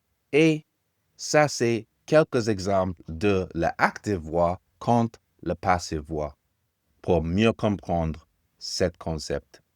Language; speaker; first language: French; non-native, learner; English